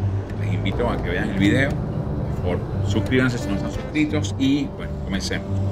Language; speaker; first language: Spanish; native; Spanish